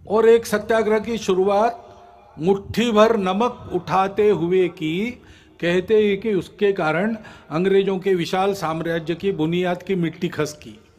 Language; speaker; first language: Hindi; non-native, local second language; Marathi